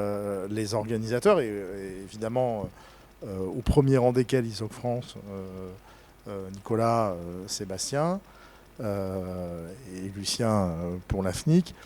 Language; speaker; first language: French; native; French